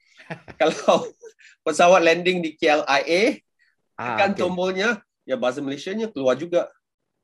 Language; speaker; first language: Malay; non-native, local second language; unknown